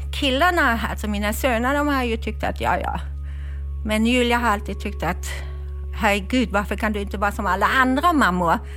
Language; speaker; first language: Swedish; non-native, fluent; German